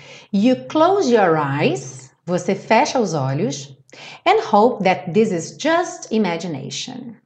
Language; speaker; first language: English; non-native, fluent; Portuguese